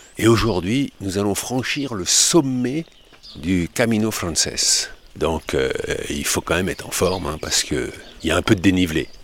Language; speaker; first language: French; native; French